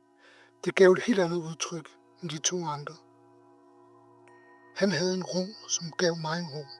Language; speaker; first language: Danish; native; Danish